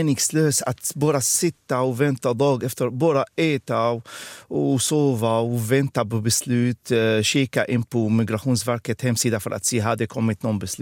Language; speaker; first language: Swedish; non-native, fluent; Arabic